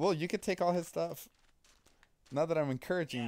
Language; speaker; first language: English; native; English